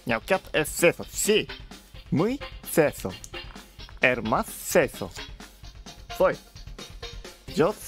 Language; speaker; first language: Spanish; non-native, learner; Japanese